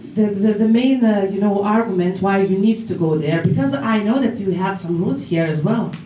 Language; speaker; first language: English; non-native, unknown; Lithuanian